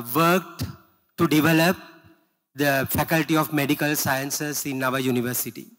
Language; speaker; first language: English; non-native, local second language; Sinhala